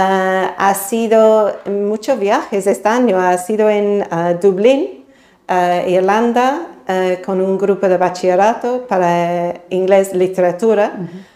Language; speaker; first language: Spanish; non-native, fluent; English